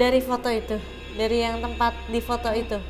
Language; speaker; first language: Indonesian; native; Indonesian